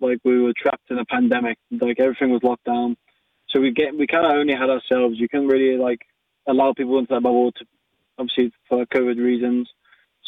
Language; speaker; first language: English; native; English